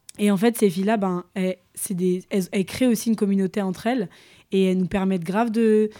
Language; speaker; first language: French; early bilingual, other home language; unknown